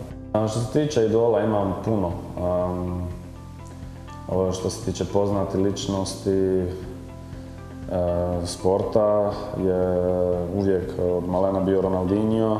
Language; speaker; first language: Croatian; early bilingual, heritage; Croatian